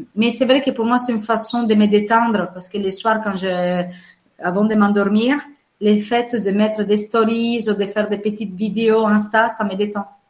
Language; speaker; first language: French; non-native, fluent; Italian